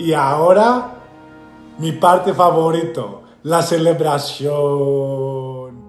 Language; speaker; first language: Spanish; non-native, learner; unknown